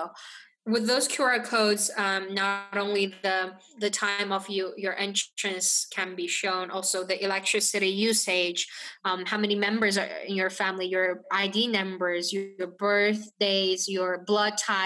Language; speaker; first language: English; non-native, fluent; Chinese